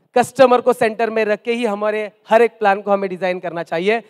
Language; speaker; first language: Hindi; non-native, local second language; Marathi